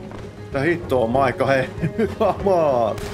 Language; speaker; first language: Finnish; native; Finnish